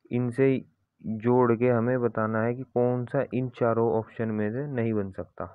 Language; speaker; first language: Hindi; native; Hindi